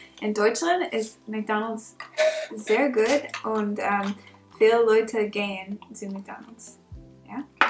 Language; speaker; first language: German; non-native, learner; English